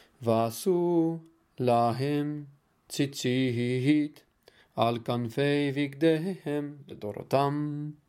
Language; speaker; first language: Hebrew; non-native, learner; Dutch